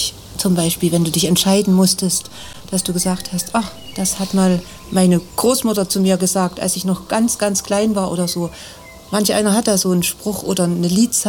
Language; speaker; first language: German; native; German